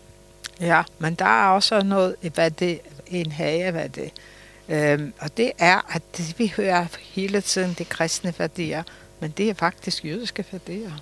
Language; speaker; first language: Danish; early bilingual, other home language; Polish